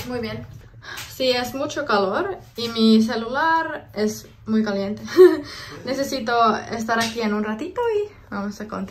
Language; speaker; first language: Spanish; non-native, learner; Finnish